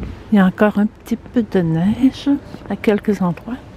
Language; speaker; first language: French; native; French